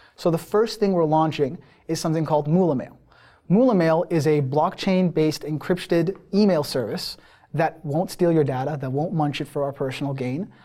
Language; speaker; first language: English; early bilingual, other home language; Persian